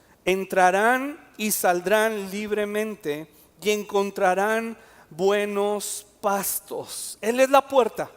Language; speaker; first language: Spanish; native; Spanish